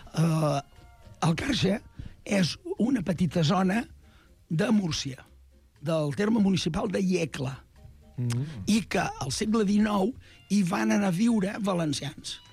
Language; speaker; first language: Catalan; native; Catalan